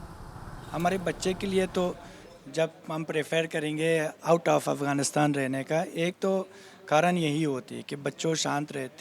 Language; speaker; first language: Hindi; non-native, fluent; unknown